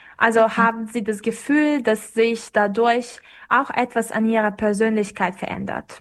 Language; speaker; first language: German; non-native, fluent; Serbian